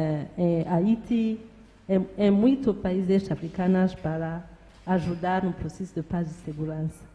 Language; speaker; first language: Portuguese; non-native, learner; Kinyarwanda